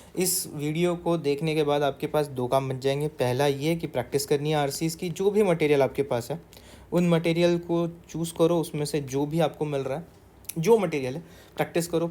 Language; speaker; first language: Hindi; non-native, local second language; Marathi